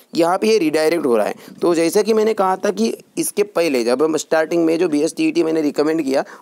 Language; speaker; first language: Hindi; non-native, local second language; Marathi